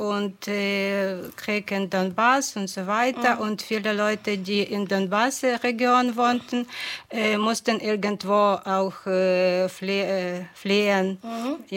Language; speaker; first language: German; non-native, fluent; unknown